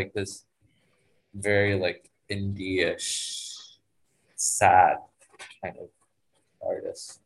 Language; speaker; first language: English; non-native, fluent; Vietnamese